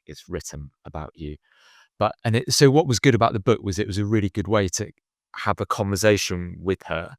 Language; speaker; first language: English; native; English